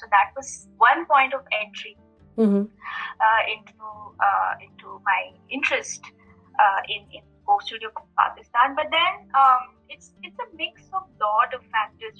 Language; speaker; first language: English; non-native, local second language; Bangla